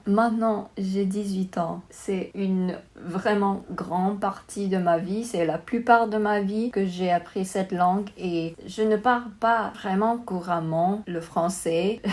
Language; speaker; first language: French; non-native, learner; Chinese